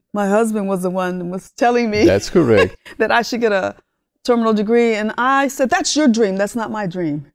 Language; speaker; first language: English; early bilingual, other home language; Spanish